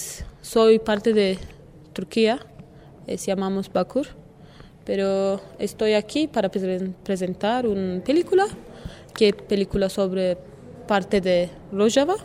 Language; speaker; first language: Spanish; non-native, learner; Kurdish